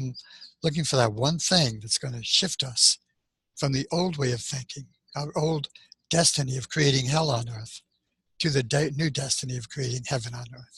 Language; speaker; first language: English; native; English